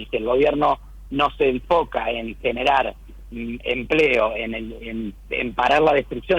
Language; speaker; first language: Spanish; native; Spanish